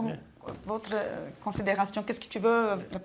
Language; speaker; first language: French; non-native, learner; Portuguese